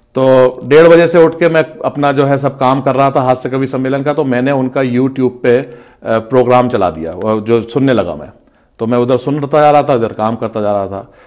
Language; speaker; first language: Hindi; native; Hindi